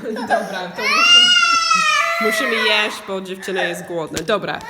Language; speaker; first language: Polish; non-native, learner; English